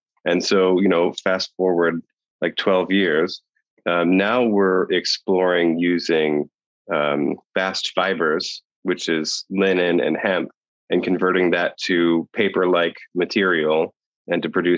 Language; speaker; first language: English; native; English